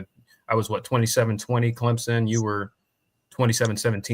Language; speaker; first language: English; native; English